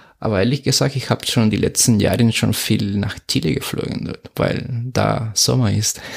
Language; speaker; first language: German; non-native, fluent; Spanish